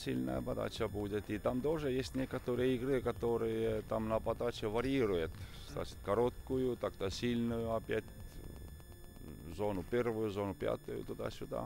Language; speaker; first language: Russian; non-native, fluent; Estonian